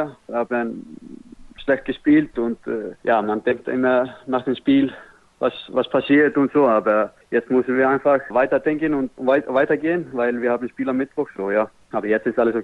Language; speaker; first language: German; non-native, learner; Icelandic